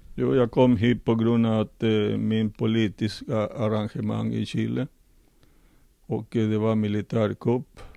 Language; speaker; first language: Swedish; non-native, fluent; Spanish